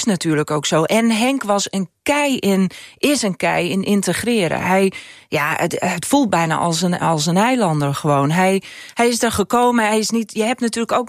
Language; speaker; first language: Dutch; non-native, local second language; Western Frisian